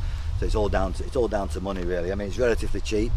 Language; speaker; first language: English; native; English